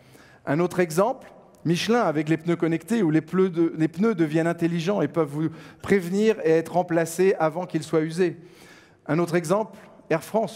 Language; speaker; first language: French; native; French